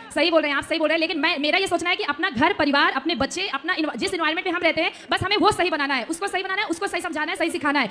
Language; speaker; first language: Hindi; native; Hindi